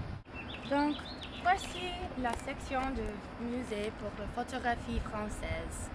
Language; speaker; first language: French; non-native, learner; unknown